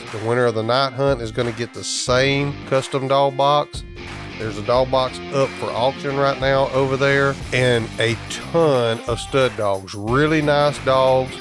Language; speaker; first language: English; native; English